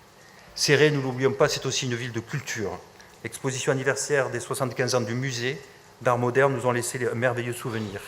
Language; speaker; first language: French; native; French